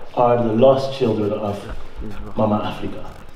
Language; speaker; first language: English; non-native, fluent; Dutch